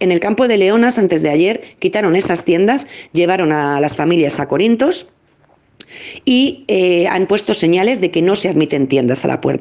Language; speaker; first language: Spanish; native; Spanish